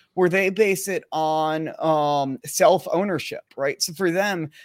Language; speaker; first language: English; native; English